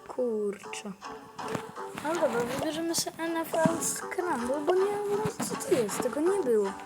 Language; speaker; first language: Polish; native; Polish